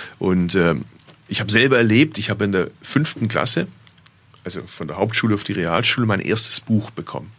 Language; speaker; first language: German; early bilingual, other home language; Turkish